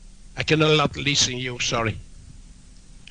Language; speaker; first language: English; non-native, learner; Italian